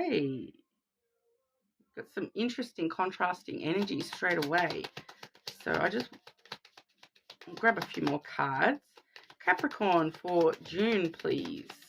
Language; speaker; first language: English; native; English